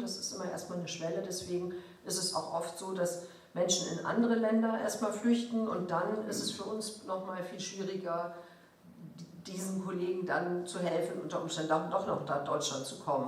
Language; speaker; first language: German; native; German